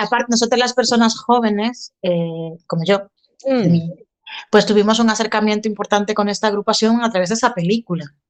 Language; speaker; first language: Spanish; native; Spanish